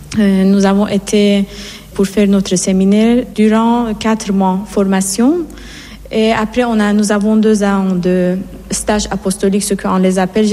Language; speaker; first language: French; non-native, fluent; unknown